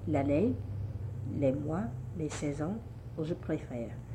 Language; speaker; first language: French; non-native, learner; English